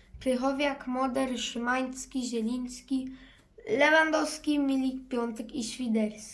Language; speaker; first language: Polish; early bilingual, heritage; Polish